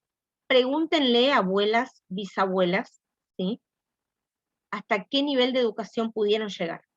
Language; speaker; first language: Spanish; native; Spanish